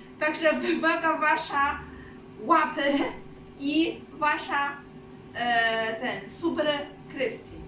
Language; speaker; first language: Polish; non-native, learner; Chinese